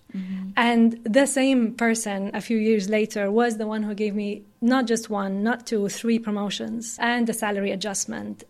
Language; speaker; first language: English; non-native, fluent; Arabic